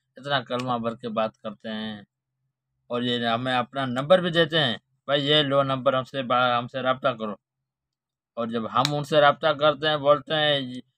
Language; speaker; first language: Urdu; non-native, local second language; Sindhi